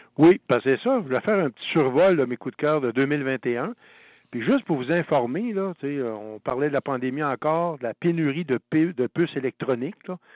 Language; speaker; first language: French; native; French